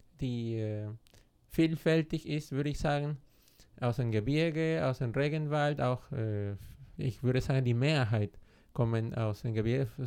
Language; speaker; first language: German; non-native, fluent; Spanish